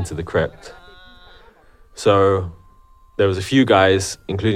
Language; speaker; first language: English; native; English